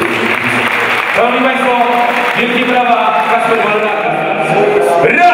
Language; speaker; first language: Polish; native; Polish